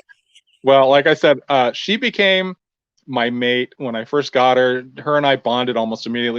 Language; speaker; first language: English; native; English